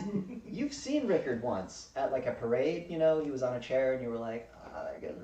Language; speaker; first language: English; native; English